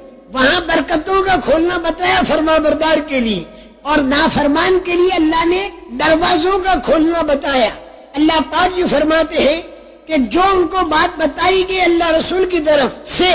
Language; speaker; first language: Urdu; native; Urdu